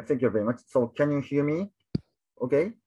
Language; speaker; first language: English; non-native, fluent; Japanese